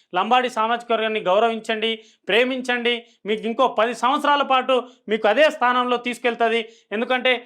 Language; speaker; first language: Telugu; non-native, local second language; Lambadi